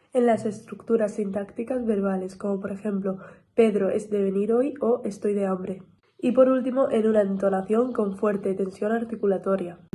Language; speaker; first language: Spanish; native; Spanish